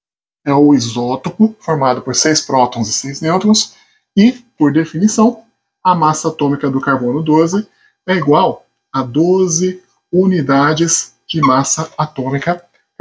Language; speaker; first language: Portuguese; native; Portuguese